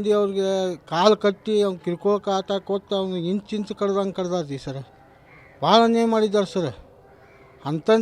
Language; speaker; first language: Kannada; non-native, local second language; Lambadi